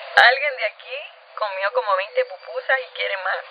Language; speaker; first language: Spanish; native; Spanish